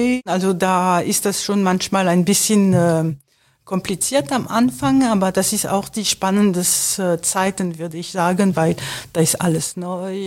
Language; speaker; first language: German; non-native, fluent; French